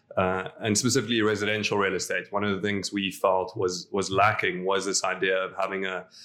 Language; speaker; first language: English; non-native, local second language; Afrikaans